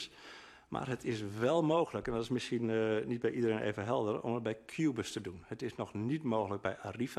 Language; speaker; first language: Dutch; native; Dutch